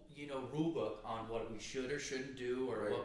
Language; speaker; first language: English; native; English